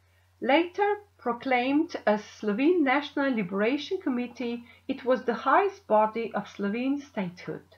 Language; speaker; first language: English; non-native, fluent; Slovenian